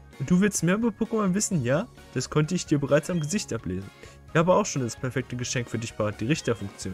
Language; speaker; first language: German; native; German